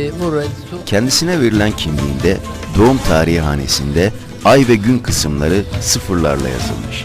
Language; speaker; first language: Turkish; native; Turkish